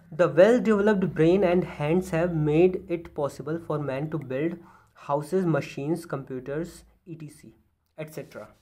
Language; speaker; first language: Hindi; native; Hindi